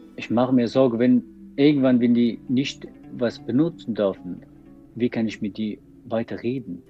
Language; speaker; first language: German; non-native, learner; Persian